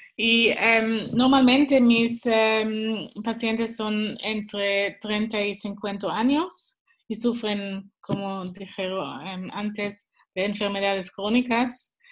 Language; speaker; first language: Spanish; non-native, learner; Swiss German